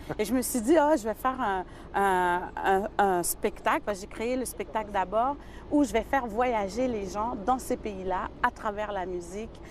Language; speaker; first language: French; native; French